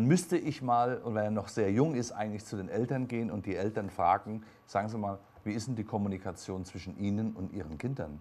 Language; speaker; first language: German; native; German